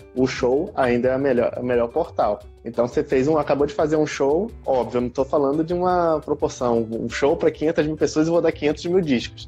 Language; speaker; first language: Portuguese; native; Portuguese